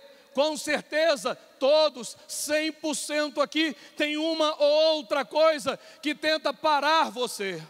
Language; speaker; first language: Portuguese; native; Portuguese